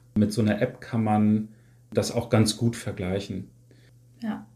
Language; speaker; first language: German; native; German